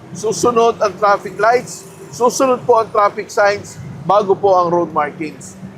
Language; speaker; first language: Filipino; native; Filipino